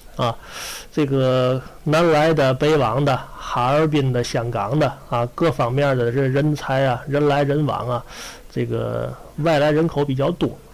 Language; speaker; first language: Chinese; native; Chinese